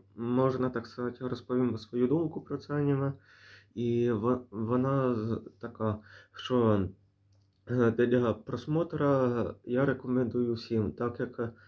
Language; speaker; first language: Ukrainian; non-native, local second language; Russian